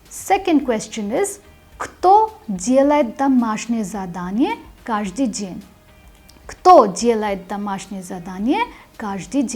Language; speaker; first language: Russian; non-native, fluent; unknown